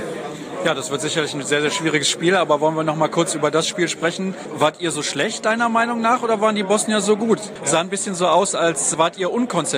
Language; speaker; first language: German; native; German